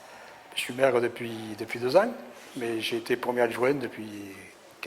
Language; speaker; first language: French; early bilingual, other home language; Catalan